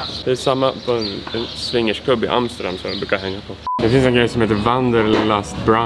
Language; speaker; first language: Swedish; native; Swedish